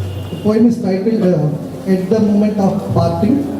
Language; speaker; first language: English; non-native, local second language; Telugu